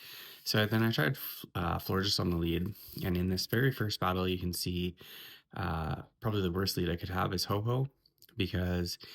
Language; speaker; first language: English; native; English